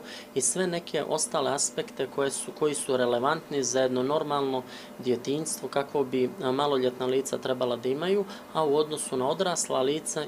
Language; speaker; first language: Serbian; native; Serbian